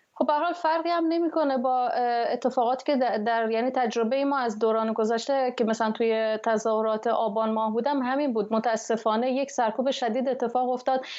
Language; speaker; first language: Persian; non-native, local second language; Arabic